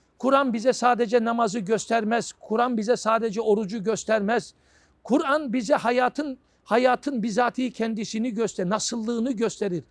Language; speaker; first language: Turkish; native; Turkish